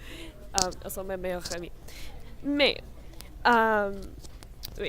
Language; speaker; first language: French; non-native, learner; English